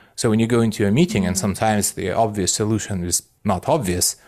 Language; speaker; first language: English; non-native, fluent; Russian